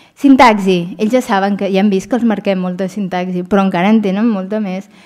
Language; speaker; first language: Catalan; native; Catalan